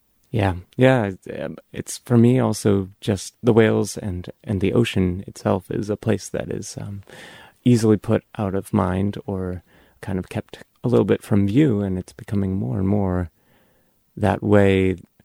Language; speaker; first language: English; native; English